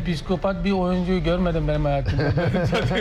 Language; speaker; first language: Turkish; non-native, learner; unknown